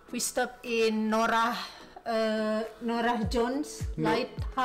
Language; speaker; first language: English; non-native, learner; Indonesian